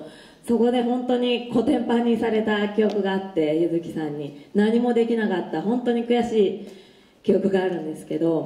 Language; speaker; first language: Japanese; native; Japanese